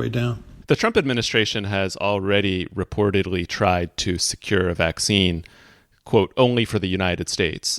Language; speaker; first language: English; native; English